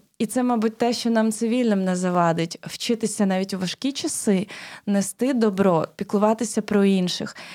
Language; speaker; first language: Ukrainian; native; Ukrainian